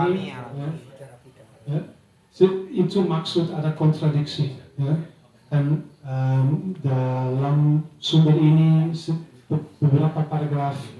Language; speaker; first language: Indonesian; non-native, learner; Dutch